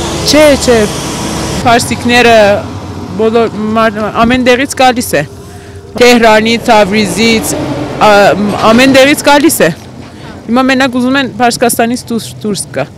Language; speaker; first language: Armenian; early bilingual, heritage; Armenian